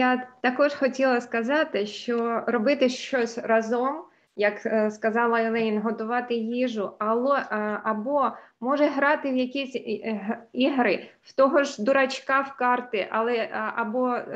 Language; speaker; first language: Ukrainian; non-native, local second language; Russian